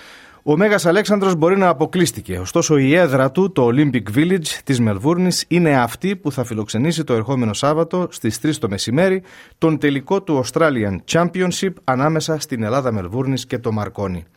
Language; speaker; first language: Greek; native; Greek